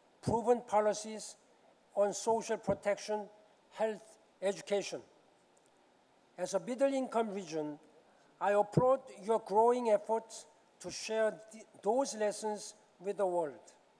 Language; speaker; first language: English; non-native, fluent; Korean